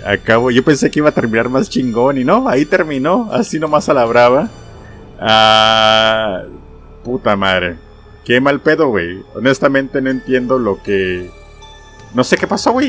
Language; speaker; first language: Spanish; native; Spanish